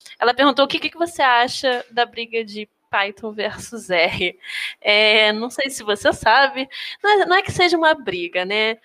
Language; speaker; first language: Portuguese; native; Portuguese